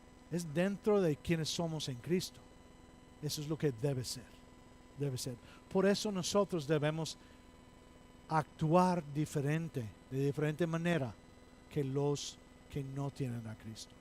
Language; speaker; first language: Spanish; non-native, fluent; English